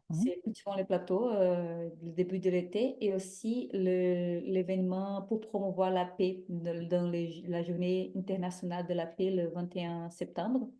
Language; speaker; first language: French; non-native, fluent; Portuguese